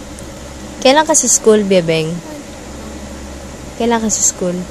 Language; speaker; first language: Filipino; native; Filipino